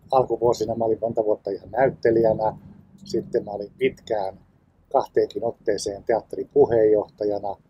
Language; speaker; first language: Finnish; native; Finnish